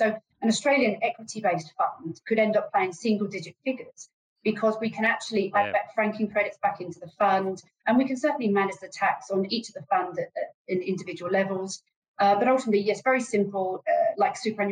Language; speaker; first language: English; native; English